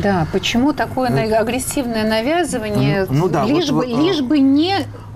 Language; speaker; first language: Russian; native; Russian